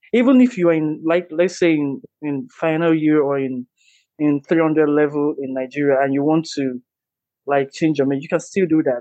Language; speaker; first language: English; non-native, local second language; Igbo